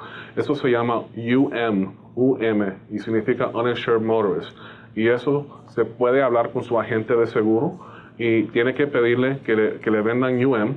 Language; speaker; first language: Spanish; native; Spanish